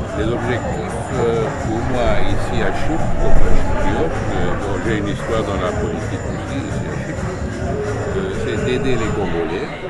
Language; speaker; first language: French; non-native, fluent; Greek